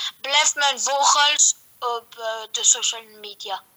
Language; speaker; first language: Dutch; early bilingual, heritage; Dutch